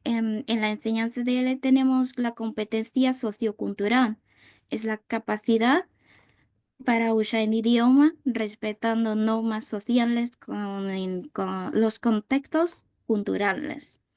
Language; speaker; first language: Spanish; non-native, fluent; Vietnamese